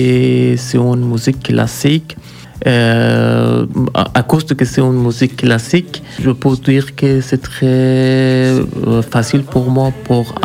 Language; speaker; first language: French; non-native, learner; Persian